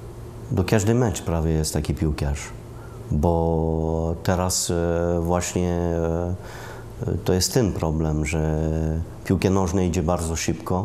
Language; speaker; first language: Polish; non-native, learner; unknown